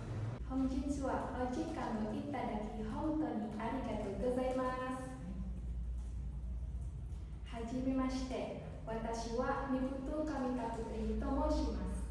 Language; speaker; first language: Japanese; non-native, learner; Indonesian